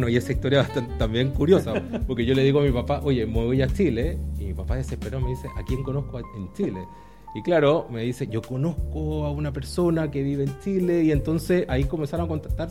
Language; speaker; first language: Spanish; native; Spanish